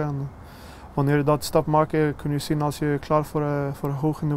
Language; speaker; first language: Dutch; non-native, fluent; Swedish